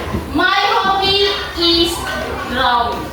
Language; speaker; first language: English; non-native, learner; Indonesian